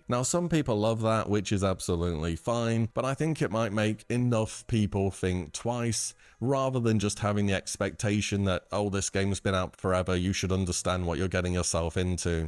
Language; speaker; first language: English; native; English